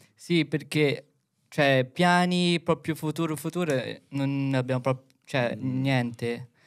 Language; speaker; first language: Italian; early bilingual, other home language; Filipino